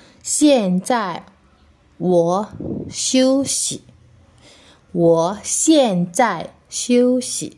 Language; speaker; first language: Chinese; non-native, fluent; Indonesian